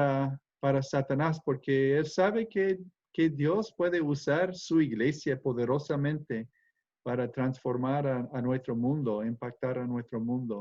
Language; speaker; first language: Spanish; non-native, fluent; English